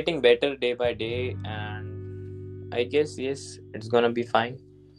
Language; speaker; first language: English; non-native, local second language; Hindi